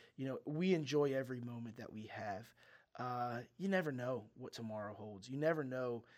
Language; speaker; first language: English; native; English